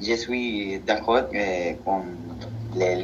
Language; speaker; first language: French; non-native, learner; Spanish